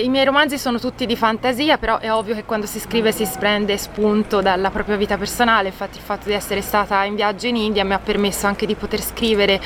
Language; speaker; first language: Italian; native; Italian